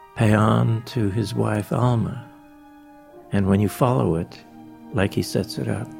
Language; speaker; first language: English; native; English